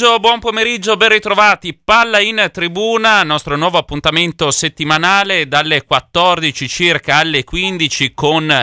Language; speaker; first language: Italian; native; Italian